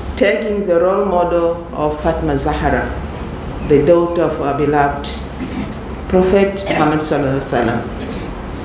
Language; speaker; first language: English; non-native, local second language; Swahili